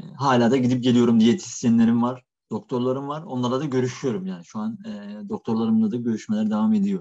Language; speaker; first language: Turkish; native; Turkish